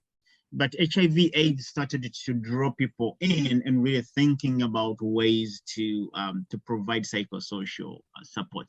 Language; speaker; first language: English; non-native, local second language; Ganda